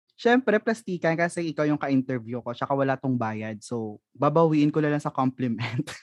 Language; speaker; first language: Filipino; non-native, local second language; Hiligaynon